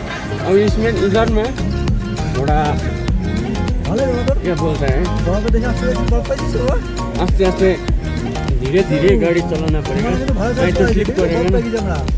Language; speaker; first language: Hindi; non-native, local second language; Nepali